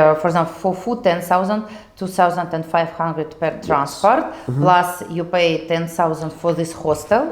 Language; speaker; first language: English; non-native, learner; Russian